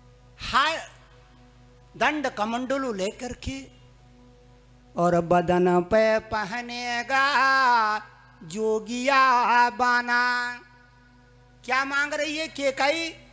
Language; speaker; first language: Hindi; native; Hindi